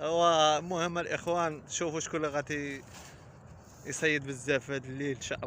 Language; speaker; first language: Arabic; native; Arabic